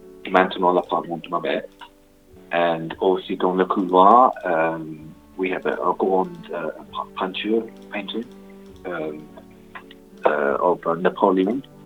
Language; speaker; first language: French; non-native, learner; English